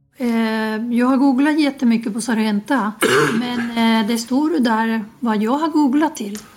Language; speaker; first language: Swedish; non-native, fluent; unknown